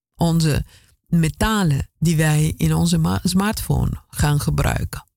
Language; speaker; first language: Dutch; non-native, fluent; Italian